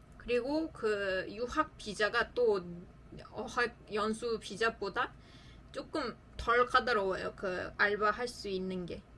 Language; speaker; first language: Korean; non-native, fluent; Uzbek